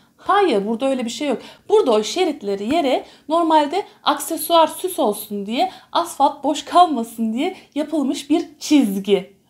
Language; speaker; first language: Turkish; early bilingual, heritage; Turkish